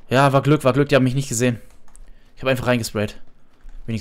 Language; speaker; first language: German; native; German